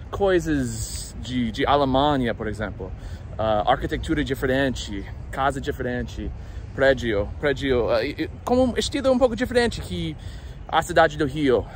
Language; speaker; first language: Portuguese; non-native, learner; English